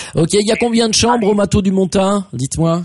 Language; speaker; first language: French; native; French